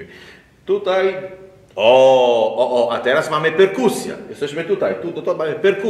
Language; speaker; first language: Polish; non-native, learner; Italian